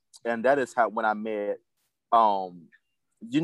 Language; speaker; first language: English; native; English